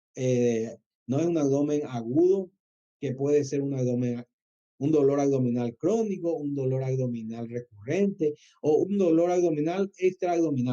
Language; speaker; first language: Spanish; native; Spanish